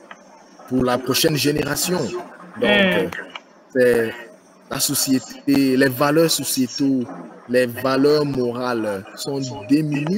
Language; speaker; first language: French; non-native, fluent; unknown